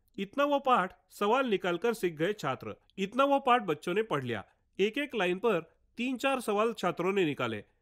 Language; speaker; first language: Hindi; non-native, local second language; Marathi